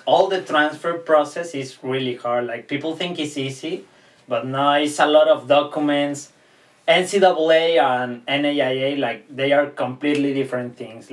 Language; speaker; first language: English; non-native, fluent; Spanish